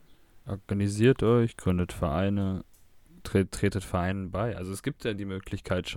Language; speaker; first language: German; native; German